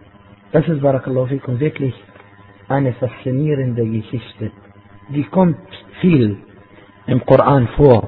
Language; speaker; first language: German; non-native, fluent; Arabic